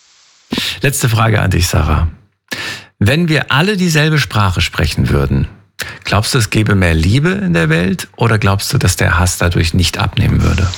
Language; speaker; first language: German; native; German